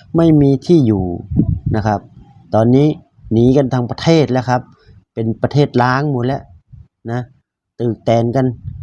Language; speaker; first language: Thai; native; Thai